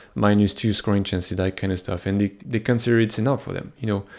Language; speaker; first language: English; non-native, fluent; French